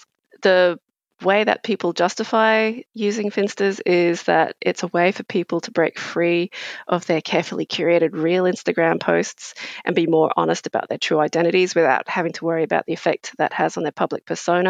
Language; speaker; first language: English; native; English